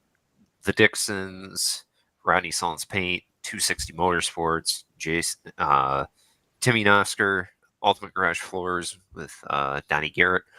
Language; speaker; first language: English; native; English